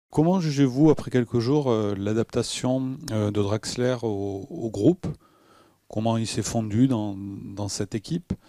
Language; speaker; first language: French; native; French